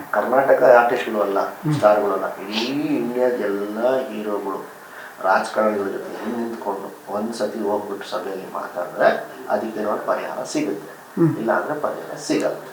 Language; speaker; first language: Kannada; non-native, local second language; Urdu